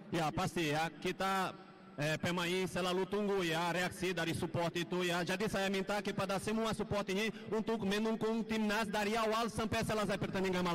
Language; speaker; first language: Indonesian; non-native, fluent; Portuguese